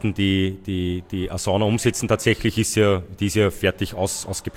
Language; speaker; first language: German; native; German